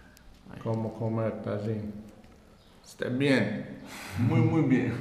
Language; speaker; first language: Portuguese; non-native, learner; Arabic